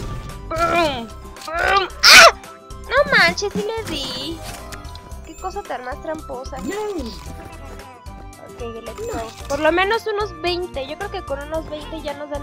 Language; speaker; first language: Spanish; native; Spanish